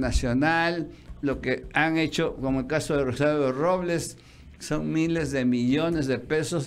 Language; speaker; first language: Spanish; native; Spanish